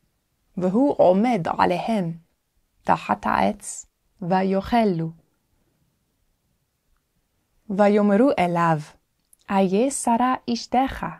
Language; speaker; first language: Hebrew; non-native, fluent; English